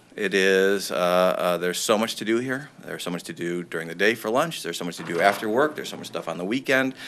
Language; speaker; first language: English; native; English